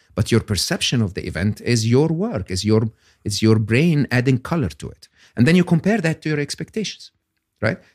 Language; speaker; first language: English; non-native, fluent; Arabic